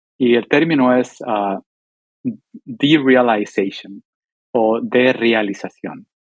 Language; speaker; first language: Spanish; early bilingual, heritage; Spanish